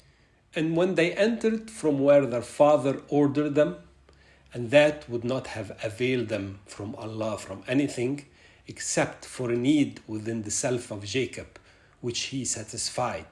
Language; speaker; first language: English; non-native, fluent; Arabic